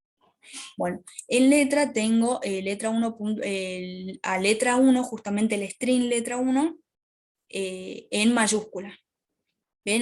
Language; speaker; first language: Spanish; native; Spanish